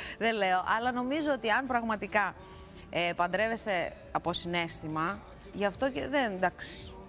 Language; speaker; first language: Greek; early bilingual, other home language; Russian